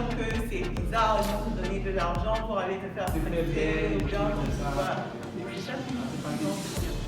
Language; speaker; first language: French; non-native, local second language; Kinyarwanda